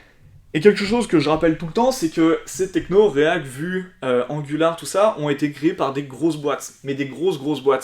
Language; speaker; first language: French; native; French